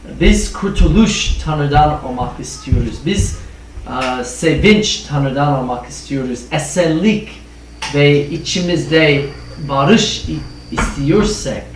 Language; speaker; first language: Turkish; non-native, fluent; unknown